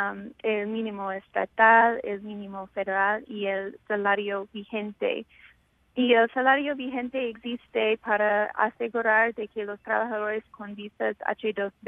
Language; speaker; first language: Spanish; non-native, fluent; English